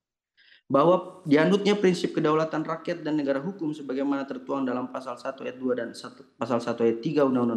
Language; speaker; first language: Indonesian; native; Indonesian